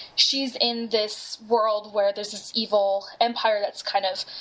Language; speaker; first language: English; native; English